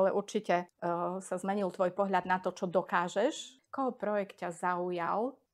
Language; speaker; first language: Slovak; native; Slovak